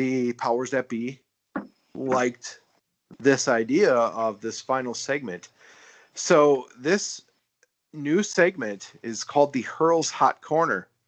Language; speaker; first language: English; native; English